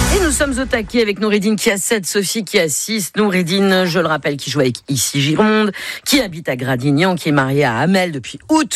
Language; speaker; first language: French; native; French